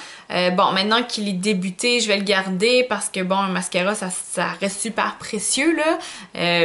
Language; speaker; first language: French; native; French